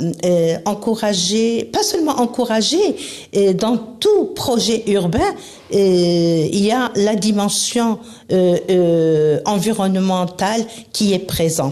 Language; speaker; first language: French; non-native, local second language; Arabic